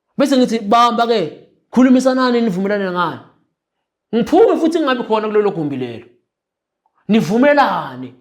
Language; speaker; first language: Zulu; native; Zulu